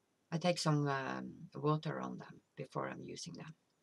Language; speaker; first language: English; non-native, fluent; Norwegian